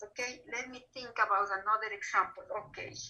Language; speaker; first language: English; non-native, fluent; Spanish